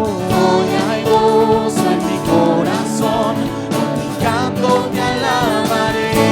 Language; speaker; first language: Spanish; native; Spanish